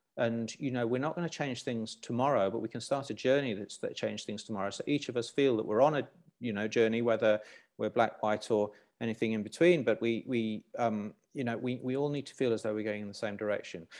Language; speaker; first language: English; native; English